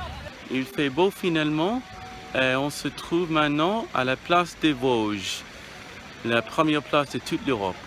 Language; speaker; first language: French; non-native, learner; English